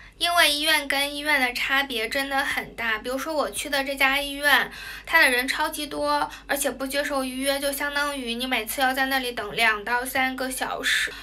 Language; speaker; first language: Chinese; native; Chinese